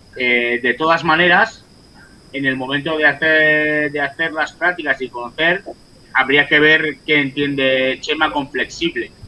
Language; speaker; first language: Spanish; native; Spanish